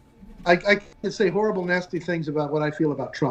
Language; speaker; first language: English; native; English